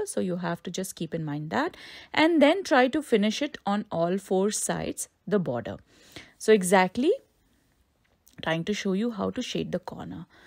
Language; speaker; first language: English; non-native, local second language; Hindi